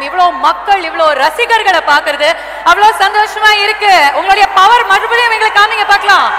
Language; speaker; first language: Tamil; native; Tamil